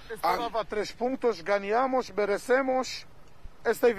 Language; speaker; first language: Portuguese; non-native, learner; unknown